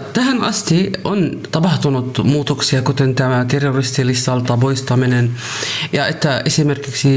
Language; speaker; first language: Finnish; non-native, learner; Arabic